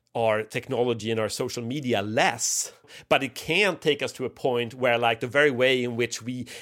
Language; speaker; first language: English; non-native, fluent; Swedish